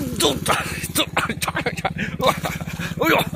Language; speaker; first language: Chinese; native; Chinese